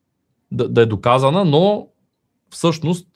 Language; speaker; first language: Bulgarian; native; Bulgarian